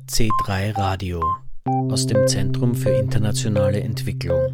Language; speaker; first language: German; native; German